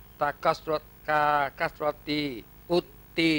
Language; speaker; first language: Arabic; non-native, learner; Malay